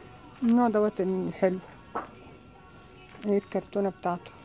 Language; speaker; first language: Arabic; native; Arabic